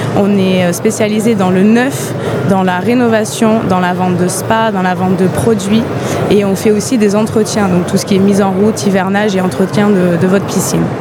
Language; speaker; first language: French; non-native, fluent; English